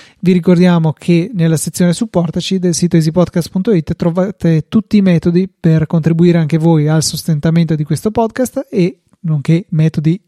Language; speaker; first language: Italian; native; Italian